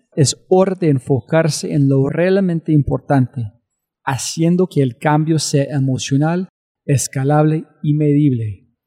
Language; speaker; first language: Spanish; non-native, learner; English